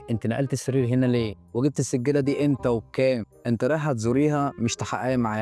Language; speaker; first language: Arabic; native; Arabic